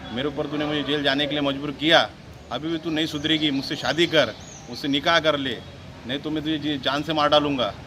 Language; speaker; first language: Hindi; non-native, local second language; Marathi